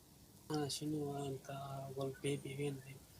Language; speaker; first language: Arabic; non-native, learner; Oromo